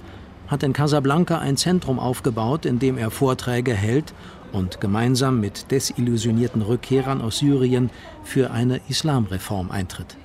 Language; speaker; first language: German; native; German